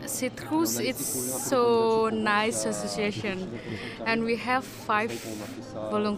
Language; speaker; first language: English; non-native, learner; Indonesian